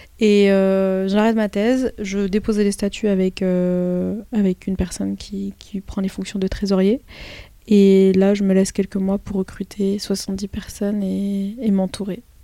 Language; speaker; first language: French; early bilingual, other home language; Arabic